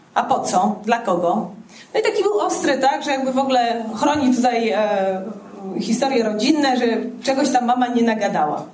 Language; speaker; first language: Polish; native; Polish